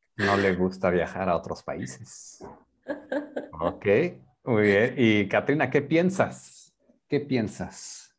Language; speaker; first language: Spanish; native; Spanish